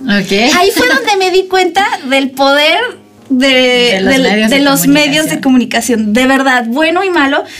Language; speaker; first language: Spanish; native; Spanish